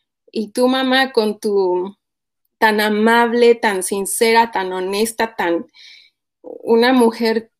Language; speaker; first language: Spanish; native; Spanish